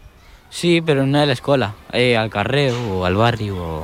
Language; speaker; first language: Catalan; early bilingual, other home language; Polish